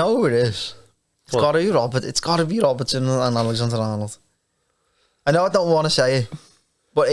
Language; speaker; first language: English; native; English